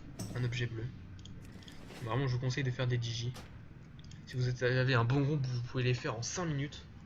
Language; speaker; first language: French; native; French